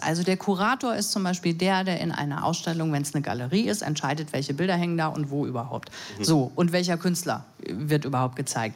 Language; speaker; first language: German; native; German